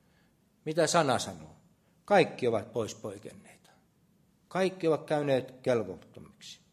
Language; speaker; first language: Finnish; native; Finnish